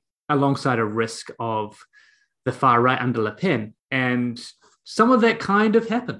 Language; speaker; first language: English; native; English